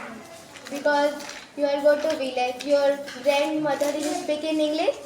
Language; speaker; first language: English; non-native, learner; Hindi